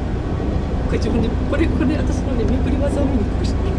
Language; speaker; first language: Japanese; native; Japanese